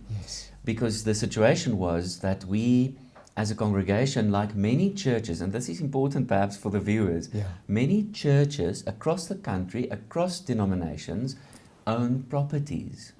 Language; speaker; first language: English; non-native, local second language; Afrikaans